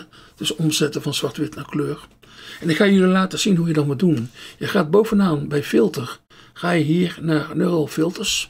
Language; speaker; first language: Dutch; native; Dutch